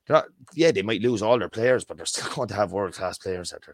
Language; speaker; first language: English; native; English